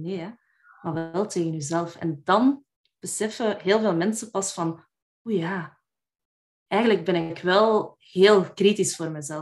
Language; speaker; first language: Dutch; native; Dutch